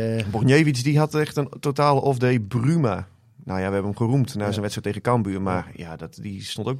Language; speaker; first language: Dutch; native; Dutch